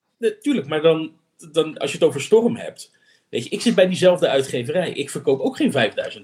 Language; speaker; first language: Dutch; native; Dutch